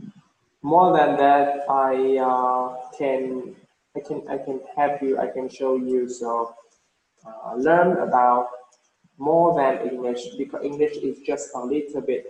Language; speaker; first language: English; non-native, fluent; Vietnamese